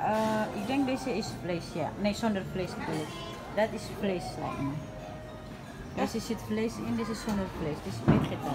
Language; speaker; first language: Dutch; non-native, learner; Indonesian